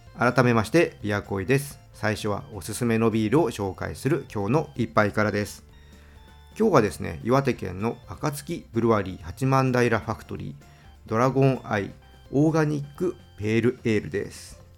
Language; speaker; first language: Japanese; native; Japanese